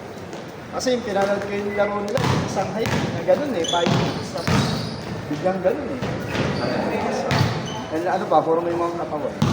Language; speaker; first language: Filipino; native; Filipino